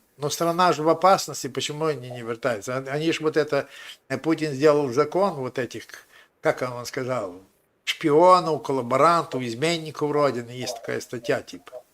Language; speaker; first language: Russian; native; Russian